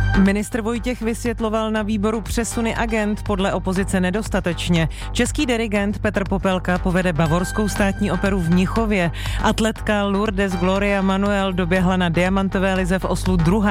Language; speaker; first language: Czech; native; Czech